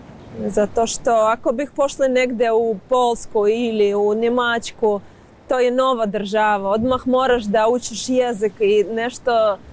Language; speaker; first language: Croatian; non-native, learner; Ukrainian